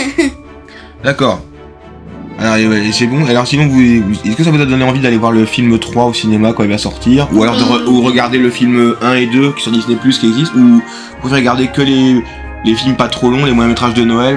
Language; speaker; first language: French; native; French